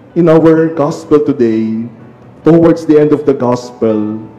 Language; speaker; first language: English; non-native, local second language; Filipino